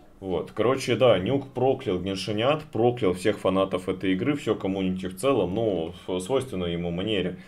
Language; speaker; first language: Russian; native; Russian